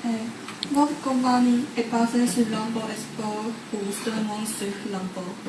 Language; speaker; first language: French; non-native, learner; Chinese